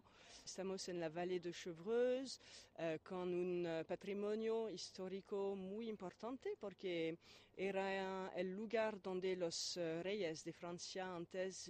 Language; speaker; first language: Spanish; non-native, fluent; French